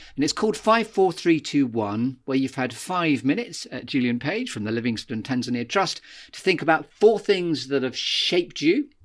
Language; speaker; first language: English; native; English